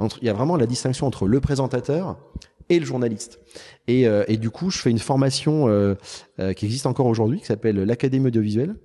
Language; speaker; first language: French; native; French